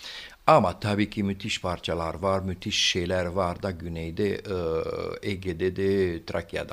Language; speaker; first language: Turkish; non-native, fluent; Romanian